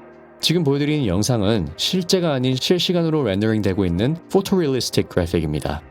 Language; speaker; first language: Korean; native; Korean